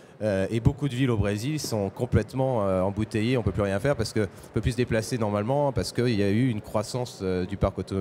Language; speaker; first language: French; native; French